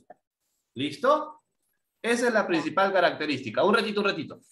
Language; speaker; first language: Spanish; native; Spanish